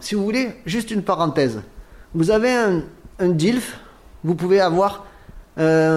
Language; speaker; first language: French; native; French